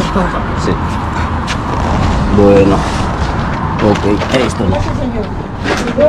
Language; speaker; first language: Spanish; non-native, learner; Filipino